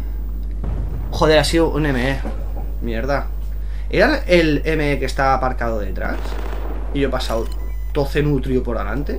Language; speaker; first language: Spanish; native; Spanish